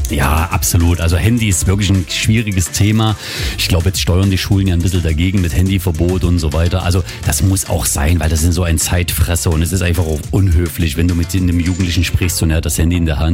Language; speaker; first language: German; native; German